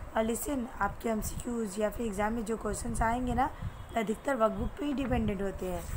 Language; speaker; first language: Hindi; native; Hindi